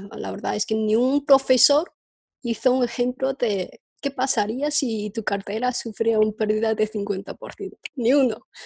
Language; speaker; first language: Spanish; non-native, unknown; Chinese